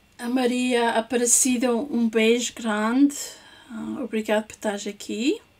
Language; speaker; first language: Portuguese; early bilingual, heritage; English